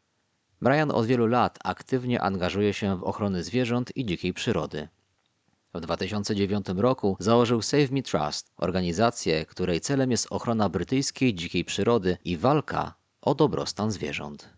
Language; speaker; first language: Polish; native; Polish